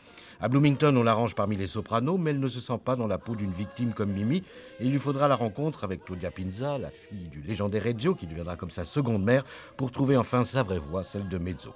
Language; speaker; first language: French; native; French